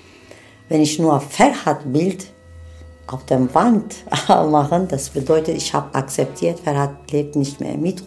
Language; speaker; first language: German; non-native, fluent; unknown